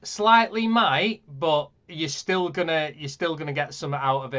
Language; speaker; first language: English; native; English